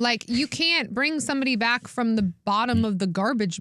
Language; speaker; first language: English; native; English